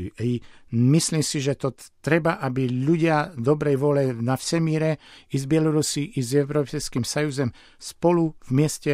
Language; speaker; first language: Polish; non-native, learner; Slovak